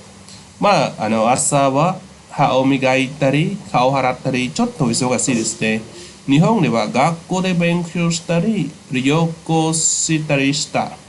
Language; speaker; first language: Japanese; non-native, fluent; Khmer